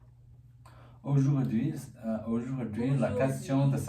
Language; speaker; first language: French; non-native, learner; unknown